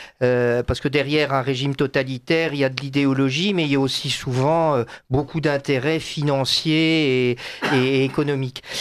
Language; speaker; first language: French; native; French